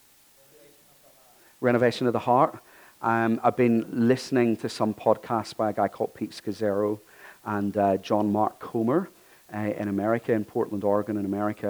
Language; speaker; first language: English; native; English